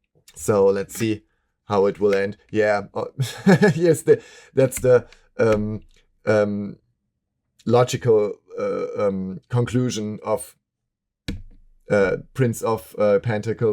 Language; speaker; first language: English; non-native, fluent; German